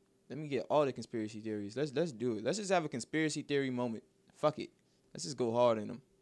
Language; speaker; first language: English; native; English